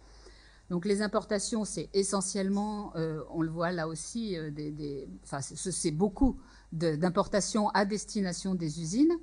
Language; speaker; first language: French; native; French